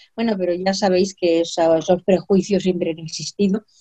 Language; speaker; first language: Spanish; native; Spanish